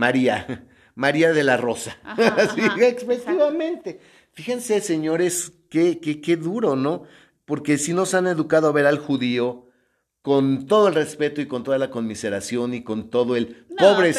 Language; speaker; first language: Spanish; native; Spanish